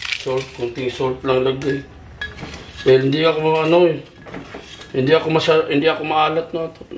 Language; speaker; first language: Filipino; non-native, local second language; Cebuano